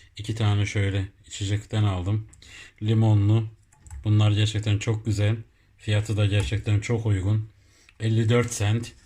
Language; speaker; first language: Turkish; early bilingual, heritage; Turkish